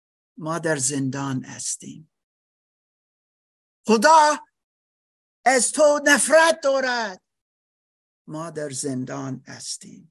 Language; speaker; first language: Persian; non-native, fluent; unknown